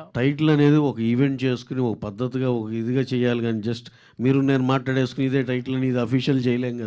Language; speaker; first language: Telugu; native; Telugu